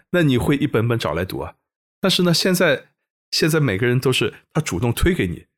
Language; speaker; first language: Chinese; native; Chinese